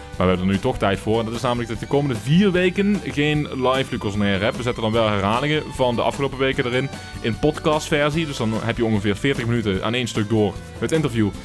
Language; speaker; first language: Dutch; native; Dutch